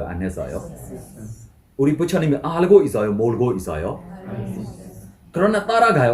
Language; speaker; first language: Korean; non-native, learner; Burmese